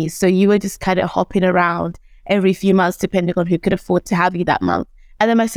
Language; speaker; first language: English; early bilingual, other home language; Shona